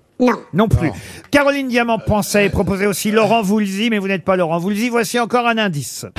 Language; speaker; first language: French; native; French